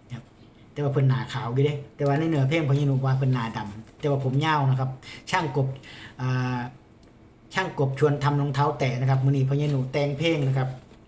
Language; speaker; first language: Thai; native; Thai